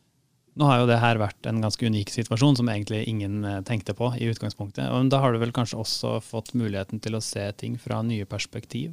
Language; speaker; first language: Norwegian; native; Norwegian